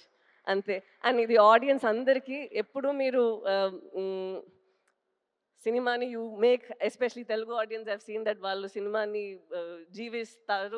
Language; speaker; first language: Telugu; non-native, fluent; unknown